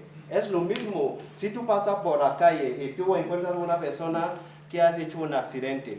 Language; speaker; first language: Spanish; non-native, fluent; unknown